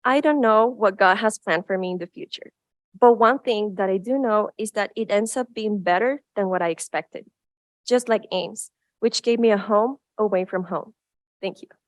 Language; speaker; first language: English; non-native, fluent; Spanish